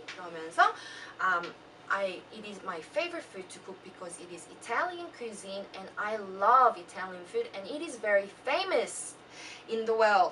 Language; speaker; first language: English; early bilingual, other home language; Korean